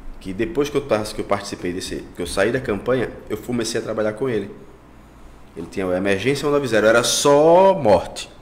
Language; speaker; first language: Portuguese; native; Portuguese